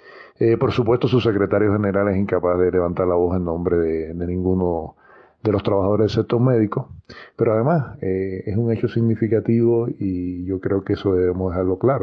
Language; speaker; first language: Spanish; native; Spanish